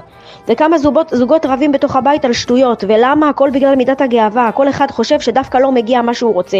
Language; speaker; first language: Hebrew; native; Hebrew